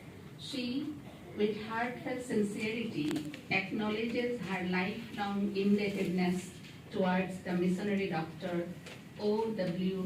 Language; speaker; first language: English; non-native, local second language; Assamese